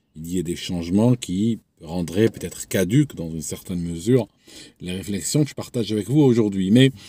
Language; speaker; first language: French; non-native, local second language; Arabic